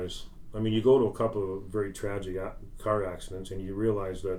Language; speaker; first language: English; native; English